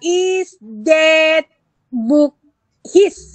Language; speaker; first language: English; non-native, learner; Indonesian